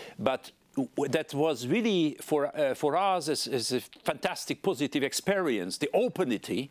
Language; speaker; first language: English; non-native, fluent; Hungarian